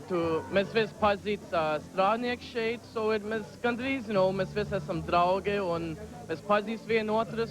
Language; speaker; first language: Latvian; early bilingual, heritage; Latvian